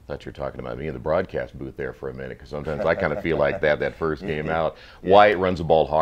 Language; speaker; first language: English; native; English